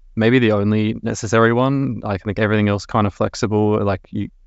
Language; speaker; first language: English; native; English